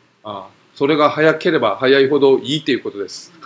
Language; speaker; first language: Japanese; non-native, fluent; Korean